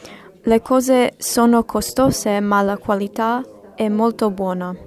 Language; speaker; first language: Italian; non-native, learner; English